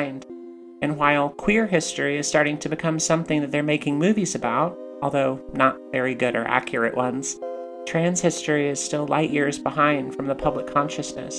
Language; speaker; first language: English; native; English